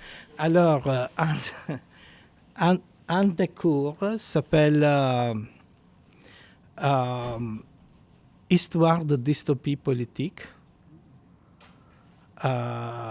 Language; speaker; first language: French; non-native, fluent; Albanian